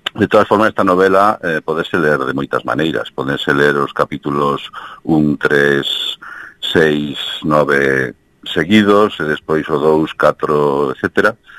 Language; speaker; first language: Galician; early bilingual, heritage; Galician